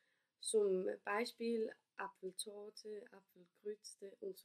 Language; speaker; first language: German; non-native, learner; Danish